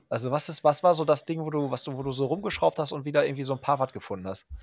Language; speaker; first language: German; native; German